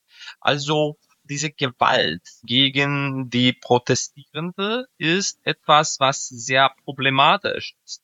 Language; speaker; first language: German; non-native, fluent; Serbian